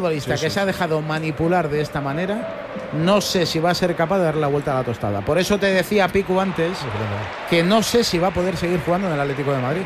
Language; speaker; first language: Spanish; native; Spanish